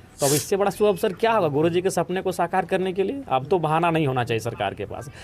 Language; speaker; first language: Hindi; non-native, local second language; Magahi